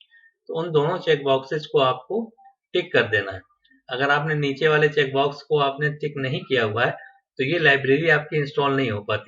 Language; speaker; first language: Hindi; native; Hindi